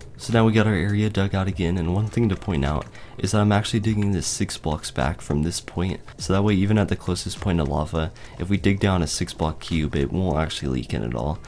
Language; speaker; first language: English; native; English